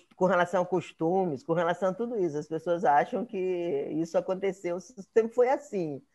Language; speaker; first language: Portuguese; native; Portuguese